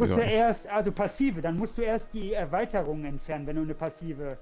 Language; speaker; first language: German; native; German